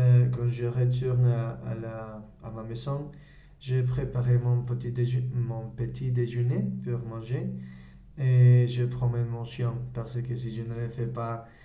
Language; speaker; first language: French; non-native, learner; Spanish